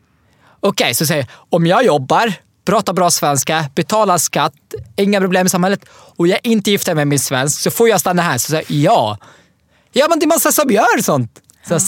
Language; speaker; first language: Swedish; non-native, learner; Arabic